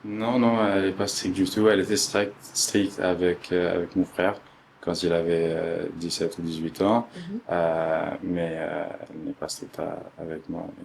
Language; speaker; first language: French; early bilingual, other home language; Arabic